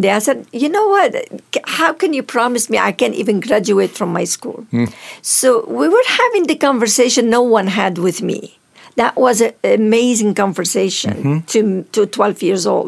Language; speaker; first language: English; non-native, fluent; Arabic